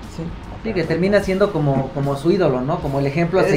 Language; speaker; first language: Spanish; native; Spanish